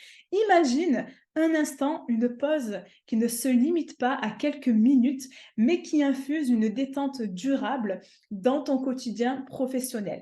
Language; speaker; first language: French; native; French